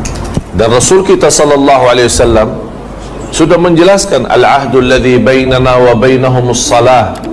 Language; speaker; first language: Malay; non-native, fluent; Arabic